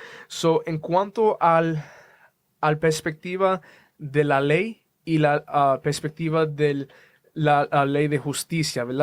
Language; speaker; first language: Spanish; early bilingual, heritage; Spanish